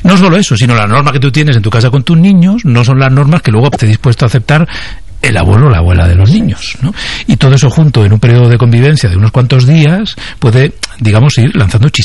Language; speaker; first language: Spanish; native; Spanish